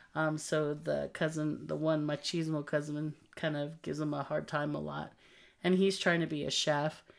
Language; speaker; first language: English; native; English